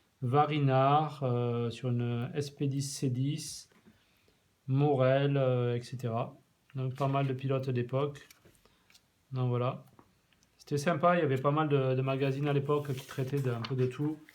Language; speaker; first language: French; native; French